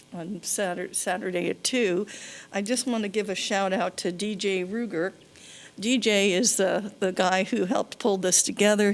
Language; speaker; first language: English; native; English